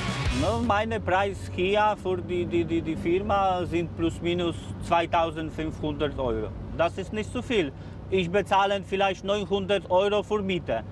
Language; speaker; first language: German; non-native, learner; Polish